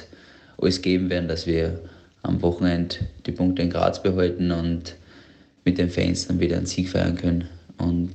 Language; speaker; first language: German; native; German